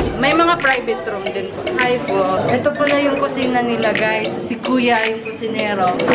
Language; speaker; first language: Filipino; non-native, local second language; Iloko